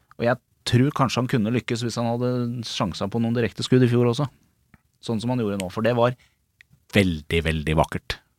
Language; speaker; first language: Norwegian; native; Norwegian